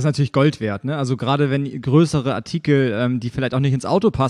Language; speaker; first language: German; native; German